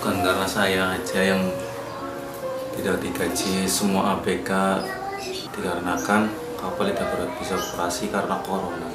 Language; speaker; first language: Indonesian; non-native, local second language; Javanese